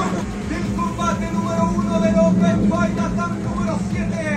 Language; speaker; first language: Spanish; native; Spanish